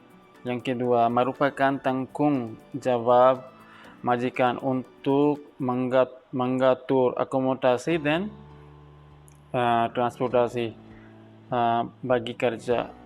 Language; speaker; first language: Indonesian; non-native, learner; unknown